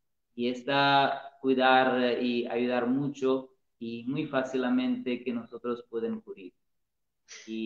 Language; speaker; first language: Spanish; non-native, learner; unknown